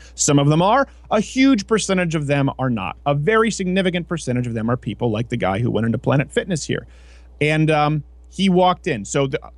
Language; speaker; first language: English; native; English